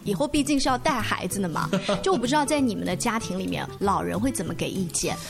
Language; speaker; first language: Chinese; native; Chinese